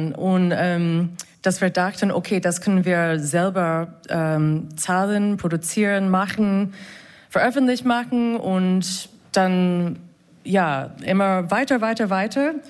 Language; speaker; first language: German; non-native, fluent; English